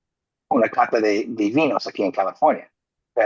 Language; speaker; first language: Spanish; non-native, fluent; English